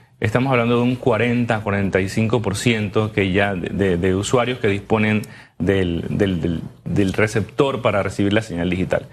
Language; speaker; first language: Spanish; native; Spanish